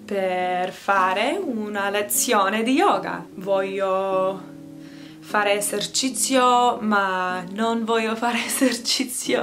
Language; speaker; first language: Italian; non-native, learner; English